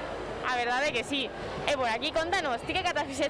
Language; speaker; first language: Galician; native; Galician